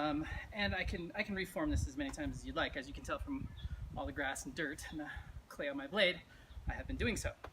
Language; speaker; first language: English; native; English